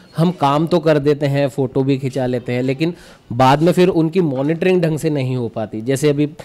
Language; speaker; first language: Hindi; native; Hindi